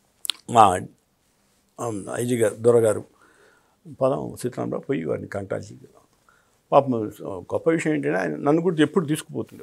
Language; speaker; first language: Telugu; native; Telugu